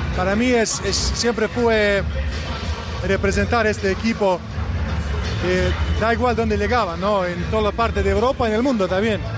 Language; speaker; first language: Spanish; non-native, learner; Bosnian